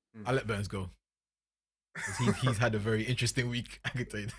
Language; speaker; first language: English; non-native, local second language; Akan